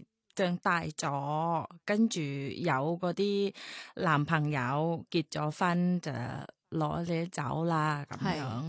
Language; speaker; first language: Cantonese; non-native, learner; Thai